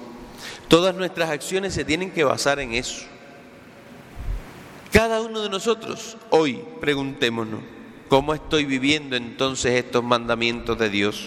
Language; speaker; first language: Spanish; native; Spanish